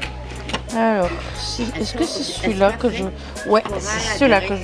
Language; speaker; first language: French; native; French